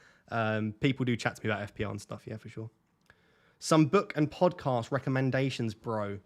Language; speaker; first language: English; native; English